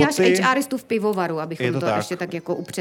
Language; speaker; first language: Czech; native; Czech